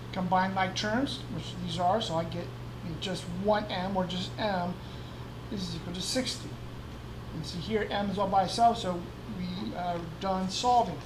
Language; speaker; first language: English; native; English